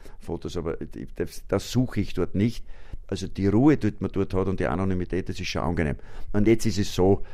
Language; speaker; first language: German; native; German